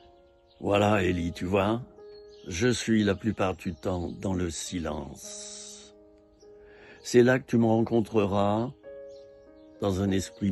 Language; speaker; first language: French; native; French